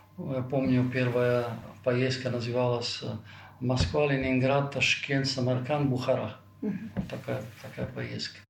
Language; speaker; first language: Russian; non-native, fluent; Italian